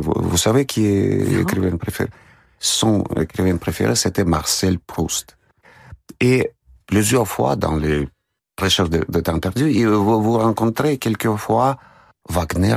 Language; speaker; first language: French; non-native, fluent; Russian